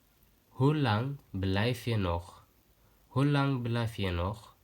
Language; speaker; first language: Dutch; non-native, learner; Tigrinya